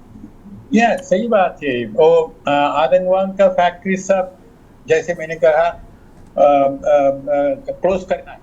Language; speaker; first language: Hindi; non-native, local second language; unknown